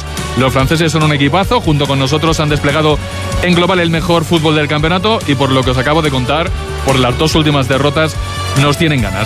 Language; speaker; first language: Spanish; native; Spanish